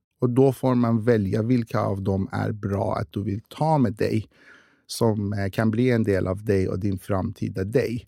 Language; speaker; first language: Swedish; non-native, fluent; Persian